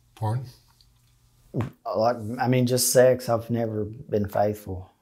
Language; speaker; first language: English; native; English